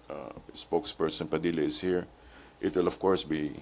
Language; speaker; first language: English; non-native, local second language; Filipino